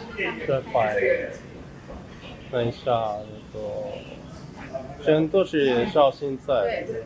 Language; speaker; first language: Chinese; non-native, learner; Japanese